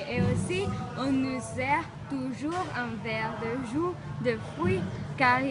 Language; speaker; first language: French; non-native, fluent; Spanish